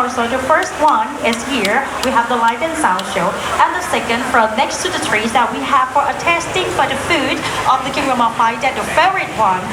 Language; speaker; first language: English; non-native, learner; Thai